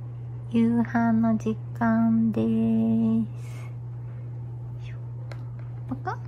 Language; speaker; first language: Japanese; native; Japanese